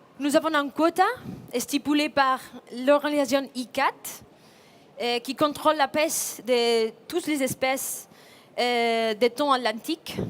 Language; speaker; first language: French; non-native, fluent; Spanish